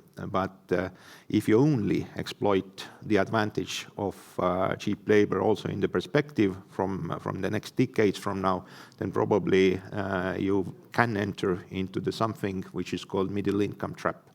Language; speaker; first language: English; non-native, fluent; Estonian